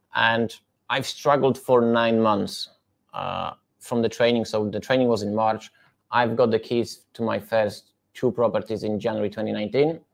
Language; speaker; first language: English; non-native, fluent; Polish